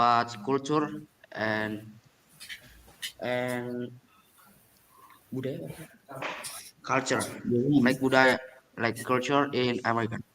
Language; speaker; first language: English; non-native, learner; Indonesian